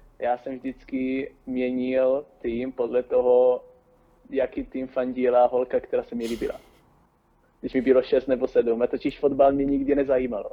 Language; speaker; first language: Czech; non-native, fluent; Italian